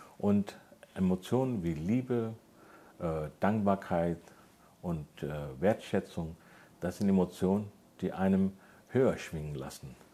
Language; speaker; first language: German; non-native, fluent; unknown